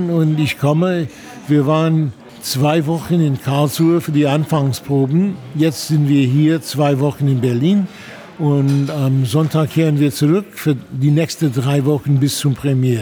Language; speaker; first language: German; non-native, fluent; English